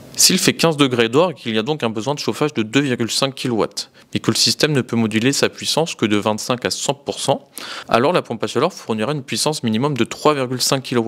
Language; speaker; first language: French; native; French